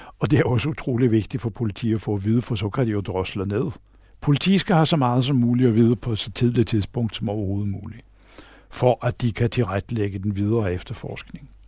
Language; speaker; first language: Danish; native; Danish